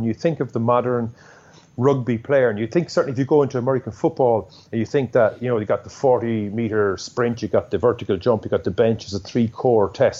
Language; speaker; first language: English; native; English